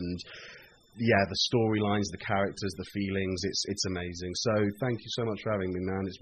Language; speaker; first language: English; native; English